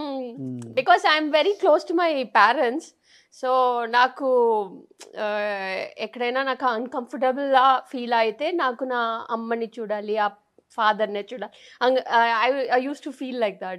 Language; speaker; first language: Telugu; non-native, local second language; Tamil